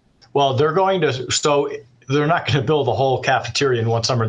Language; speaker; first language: English; native; English